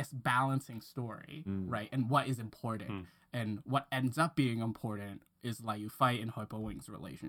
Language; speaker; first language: English; non-native, local second language; Cantonese